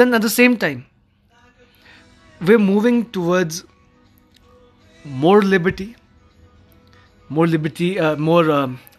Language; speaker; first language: English; non-native, local second language; Hindi